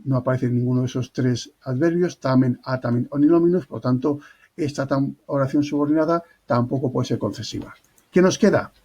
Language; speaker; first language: Spanish; native; Spanish